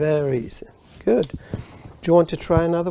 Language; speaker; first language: English; non-native, fluent; Swedish